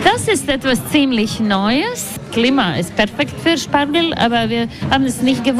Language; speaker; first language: German; non-native, fluent; Latvian